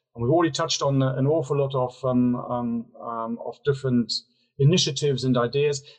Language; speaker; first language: English; non-native, fluent; German